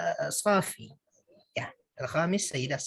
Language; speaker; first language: Arabic; non-native, fluent; Indonesian